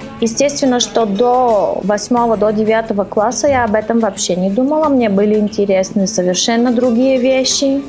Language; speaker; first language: Russian; early bilingual, heritage; Russian